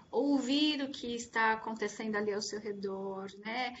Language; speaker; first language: Portuguese; native; Portuguese